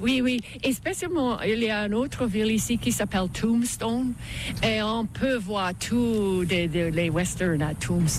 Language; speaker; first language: French; non-native, learner; English